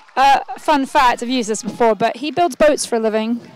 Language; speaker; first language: English; native; English